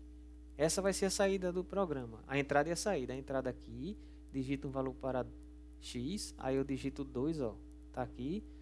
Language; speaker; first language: Portuguese; native; Portuguese